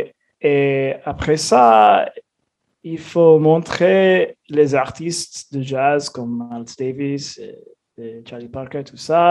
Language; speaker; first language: French; non-native, fluent; English